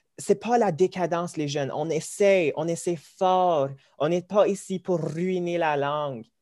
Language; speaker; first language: French; early bilingual, other home language; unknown